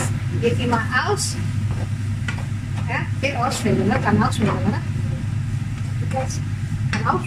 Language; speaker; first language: German; non-native, learner; Indonesian